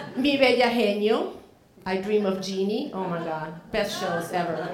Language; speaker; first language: English; non-native, fluent; Spanish